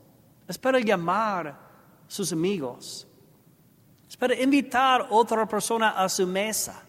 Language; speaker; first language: Spanish; non-native, learner; English